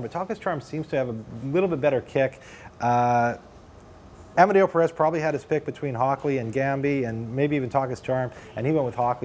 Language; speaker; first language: English; native; English